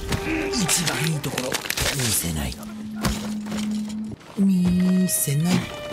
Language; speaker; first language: Japanese; native; Japanese